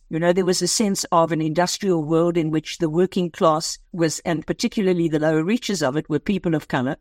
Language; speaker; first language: English; native; English